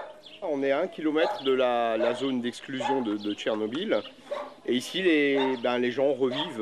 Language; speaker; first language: French; native; French